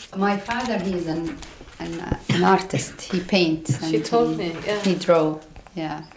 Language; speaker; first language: English; non-native, fluent; Arabic